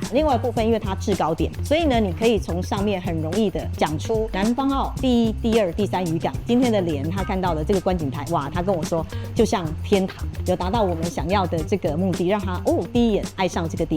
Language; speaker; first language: Chinese; native; Chinese